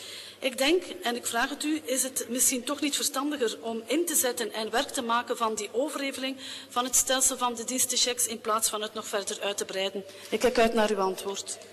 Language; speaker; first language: Dutch; native; Dutch